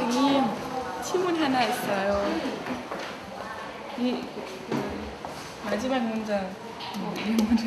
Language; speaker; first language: Korean; non-native, learner; German